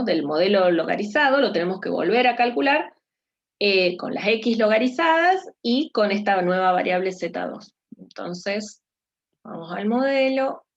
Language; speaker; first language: Spanish; native; Spanish